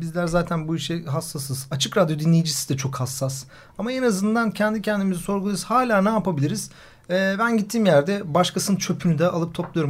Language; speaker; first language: Turkish; native; Turkish